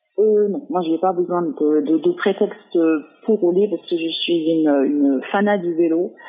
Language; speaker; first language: French; non-native, fluent; German